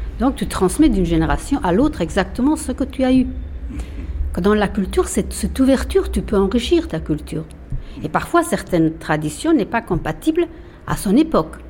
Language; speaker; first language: French; non-native, fluent; Persian